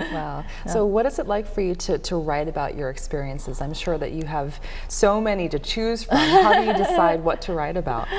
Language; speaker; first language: English; native; English